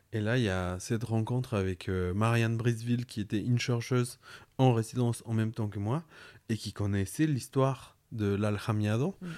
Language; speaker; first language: French; non-native, fluent; Spanish